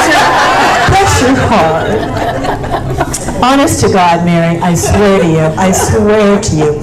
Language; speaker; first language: English; native; English